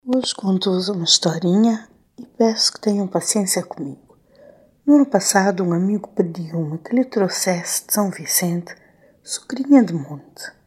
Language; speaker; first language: Portuguese; non-native, local second language; Kabuverdianu